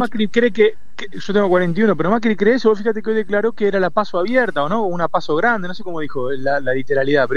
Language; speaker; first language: Spanish; native; Spanish